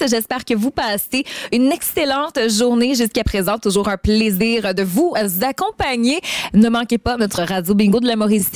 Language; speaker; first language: French; native; French